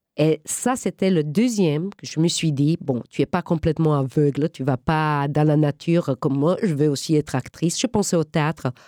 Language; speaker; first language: French; non-native, fluent; Romanian